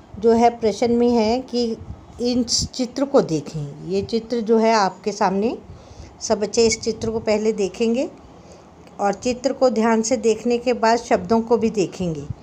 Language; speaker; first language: Hindi; native; Hindi